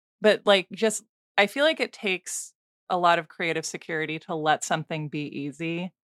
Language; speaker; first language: English; native; English